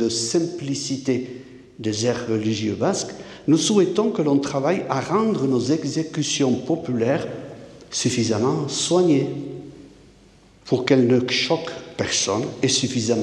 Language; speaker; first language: French; native; French